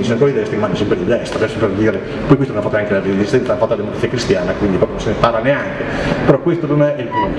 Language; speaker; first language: Italian; native; Italian